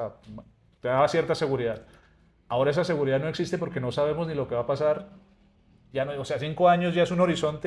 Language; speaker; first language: Spanish; native; Spanish